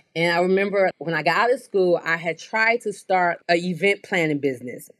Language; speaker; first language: English; native; English